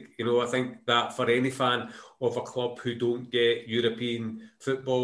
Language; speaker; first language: English; native; English